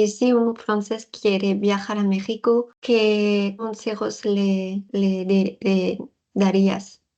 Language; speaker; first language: Spanish; non-native, fluent; French